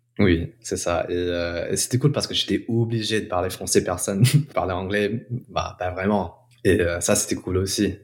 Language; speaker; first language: French; non-native, fluent; English